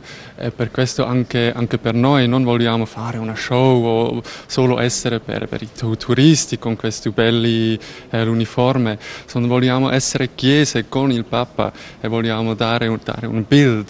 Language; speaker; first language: Italian; non-native, learner; German